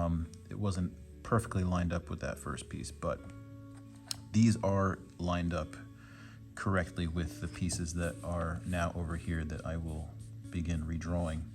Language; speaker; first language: English; native; English